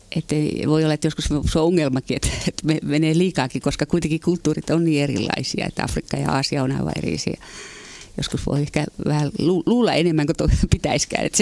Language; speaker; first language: Finnish; native; Finnish